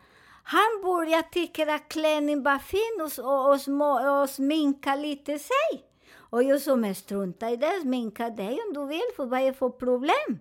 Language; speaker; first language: Swedish; non-native, fluent; Spanish